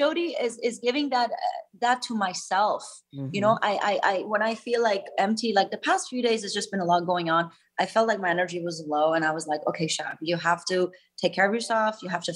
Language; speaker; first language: English; non-native, fluent; German